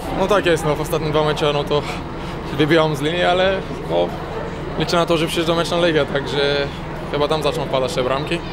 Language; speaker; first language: Polish; non-native, learner; Bulgarian